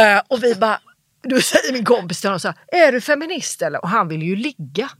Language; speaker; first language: Swedish; native; Swedish